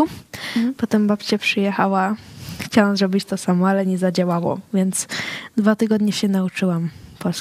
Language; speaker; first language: Polish; early bilingual, heritage; Swedish